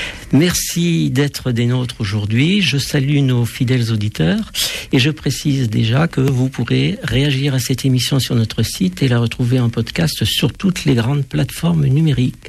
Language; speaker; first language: French; native; French